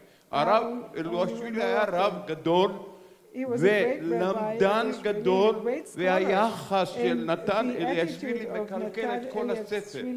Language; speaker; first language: Hebrew; non-native, fluent; Georgian